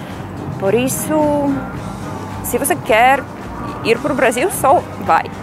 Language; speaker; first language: Portuguese; non-native, learner; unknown